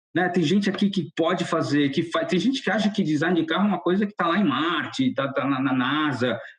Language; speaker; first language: Portuguese; native; Portuguese